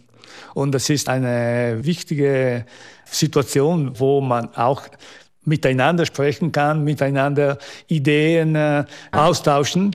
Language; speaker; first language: German; non-native, local second language; Italian